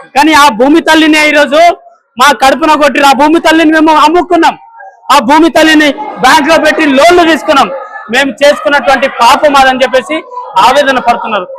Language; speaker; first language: Telugu; non-native, local second language; Lambadi